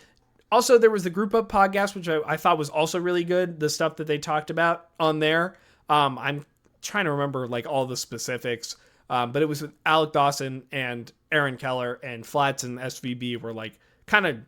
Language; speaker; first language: English; native; English